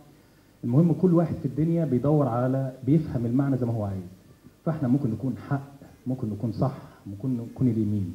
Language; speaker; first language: Arabic; native; Arabic